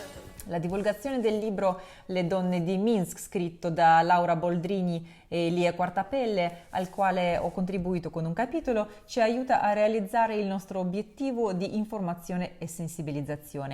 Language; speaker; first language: Italian; non-native, fluent; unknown